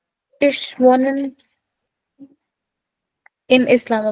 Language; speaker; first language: German; non-native, learner; Urdu